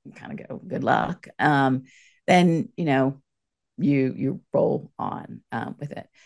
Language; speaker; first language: English; native; English